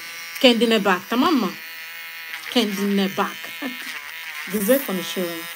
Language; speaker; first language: Turkish; non-native, learner; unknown